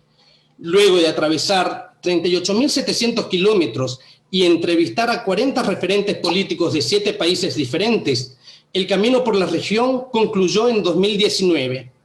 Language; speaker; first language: Spanish; native; Spanish